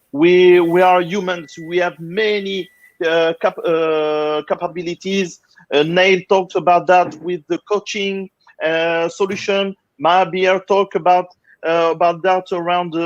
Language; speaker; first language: English; non-native, fluent; French